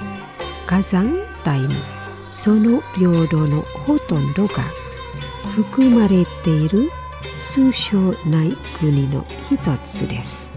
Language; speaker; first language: Japanese; non-native, fluent; Indonesian